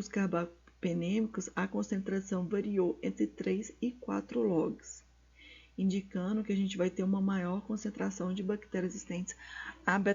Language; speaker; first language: Portuguese; native; Portuguese